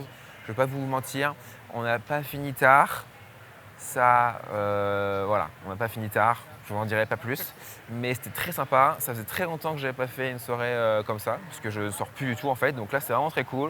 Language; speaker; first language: French; native; French